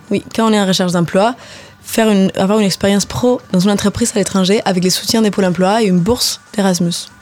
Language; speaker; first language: French; non-native, fluent; Spanish